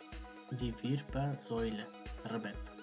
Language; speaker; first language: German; non-native, fluent; Macedonian